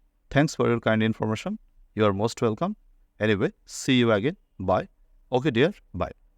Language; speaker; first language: English; non-native, local second language; Bangla